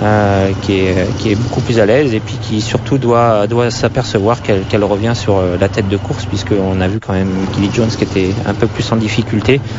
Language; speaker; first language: French; native; French